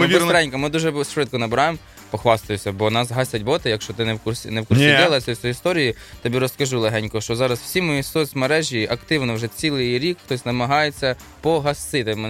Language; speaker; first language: Ukrainian; non-native, local second language; Russian